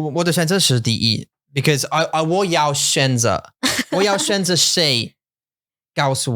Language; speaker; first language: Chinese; non-native, fluent; English